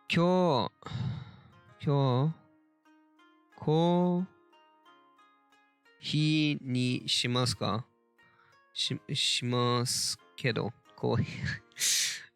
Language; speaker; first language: Japanese; non-native, learner; Turkish